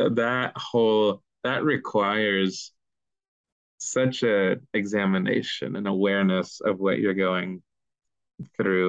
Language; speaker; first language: English; early bilingual, other home language; Spanish